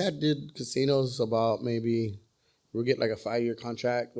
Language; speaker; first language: English; native; English